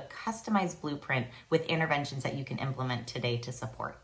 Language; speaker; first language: English; native; English